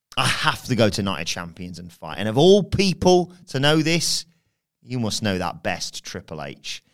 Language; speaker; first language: English; native; English